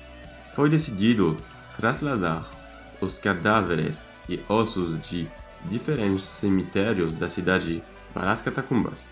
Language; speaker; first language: Portuguese; non-native, fluent; French